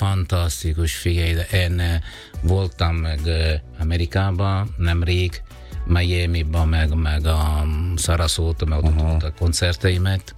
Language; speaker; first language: Hungarian; non-native, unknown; Italian